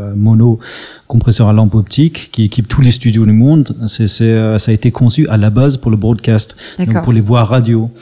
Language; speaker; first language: French; early bilingual, other home language; English